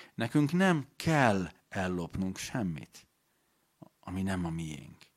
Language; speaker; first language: Hungarian; native; Hungarian